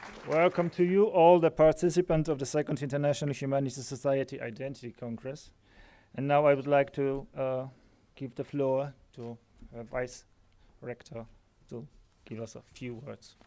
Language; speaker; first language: English; non-native, fluent; Polish